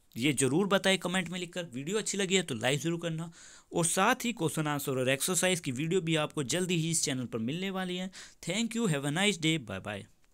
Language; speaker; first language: Hindi; native; Hindi